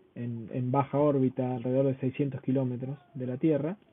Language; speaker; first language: Spanish; native; Spanish